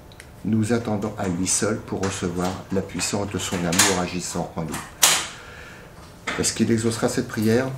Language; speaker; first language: French; native; French